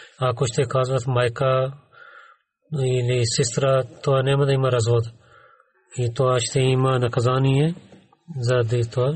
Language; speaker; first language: Bulgarian; non-native, learner; Urdu